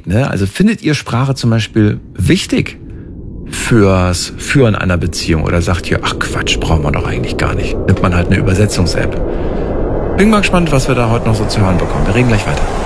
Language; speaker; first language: German; native; German